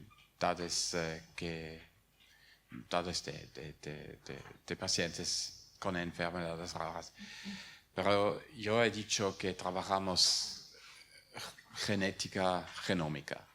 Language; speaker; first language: Spanish; non-native, fluent; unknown